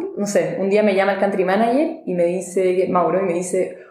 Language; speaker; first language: Spanish; native; Spanish